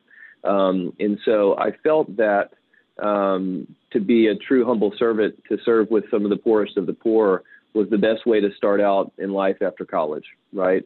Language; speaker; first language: English; native; English